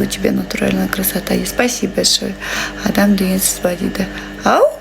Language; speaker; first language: Russian; non-native, local second language; Kazakh